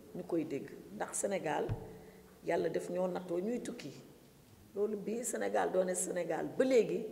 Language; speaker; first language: Wolof; non-native, local second language; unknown